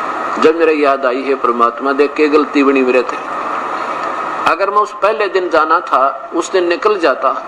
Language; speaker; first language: Hindi; non-native, local second language; Haryanvi